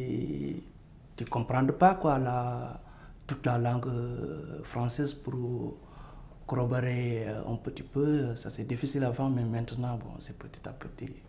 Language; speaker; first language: French; non-native, learner; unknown